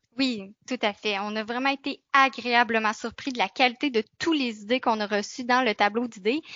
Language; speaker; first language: French; native; French